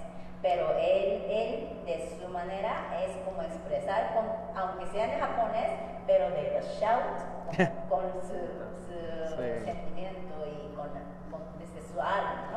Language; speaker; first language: Spanish; non-native, fluent; Japanese